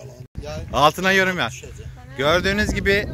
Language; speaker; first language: Turkish; native; Turkish